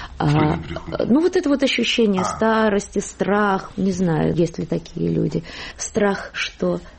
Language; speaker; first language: Russian; native; Russian